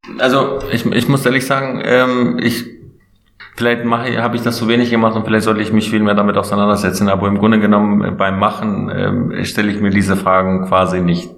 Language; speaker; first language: German; non-native, fluent; Albanian